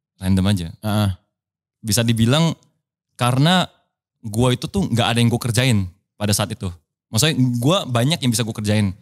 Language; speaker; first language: Indonesian; non-native, local second language; Min Nan Chinese